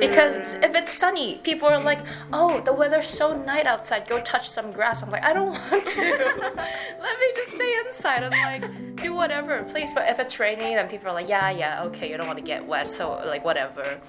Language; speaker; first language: English; native; English